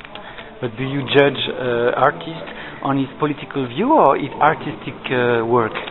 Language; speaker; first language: English; non-native, fluent; French